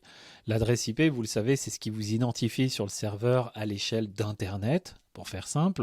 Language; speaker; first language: French; native; French